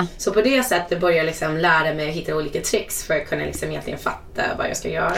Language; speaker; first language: Swedish; non-native, fluent; English